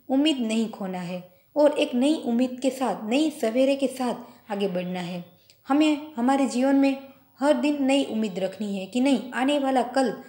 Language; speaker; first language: Hindi; non-native, local second language; Gujarati